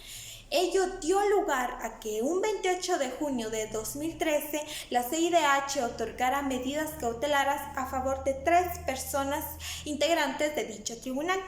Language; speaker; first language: Spanish; native; Spanish